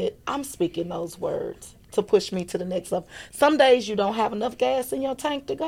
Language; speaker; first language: English; native; English